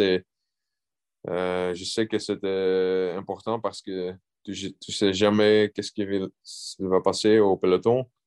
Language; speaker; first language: French; non-native, local second language; Dutch